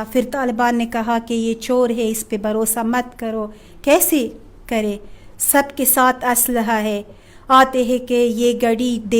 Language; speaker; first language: Hindi; non-native, fluent; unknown